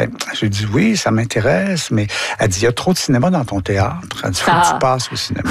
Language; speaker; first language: French; native; French